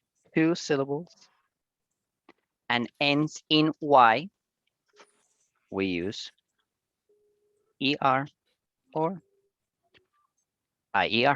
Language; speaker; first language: English; non-native, fluent; Spanish